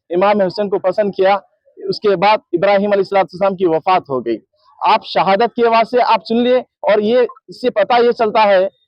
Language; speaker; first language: Urdu; native; Urdu